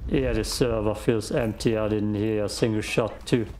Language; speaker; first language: English; non-native, fluent; German